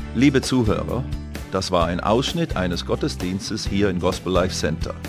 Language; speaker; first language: German; native; German